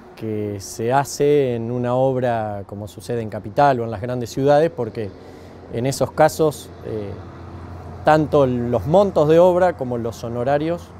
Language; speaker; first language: Spanish; native; Spanish